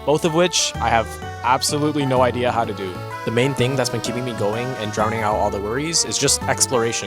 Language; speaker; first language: English; native; English